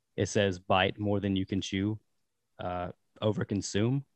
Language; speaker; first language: English; native; English